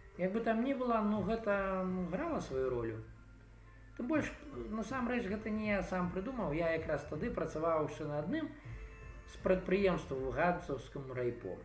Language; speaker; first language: Belarusian; non-native, local second language; Russian